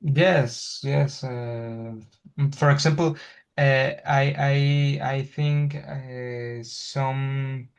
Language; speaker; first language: English; non-native, learner; Spanish